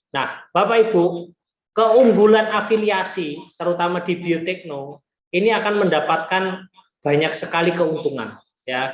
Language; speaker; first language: Indonesian; non-native, local second language; Javanese